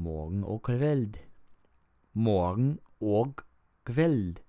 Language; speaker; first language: Norwegian; non-native, learner; English